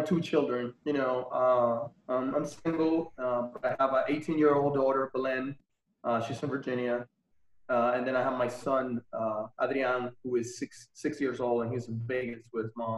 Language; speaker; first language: English; non-native, fluent; Spanish